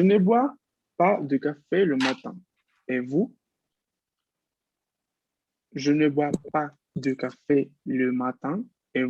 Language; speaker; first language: French; non-native, fluent; Spanish